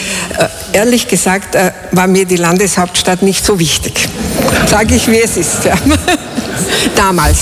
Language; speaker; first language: German; non-native, fluent; Slovak